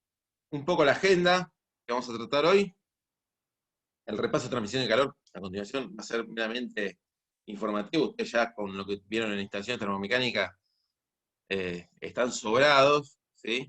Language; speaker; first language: Spanish; native; Spanish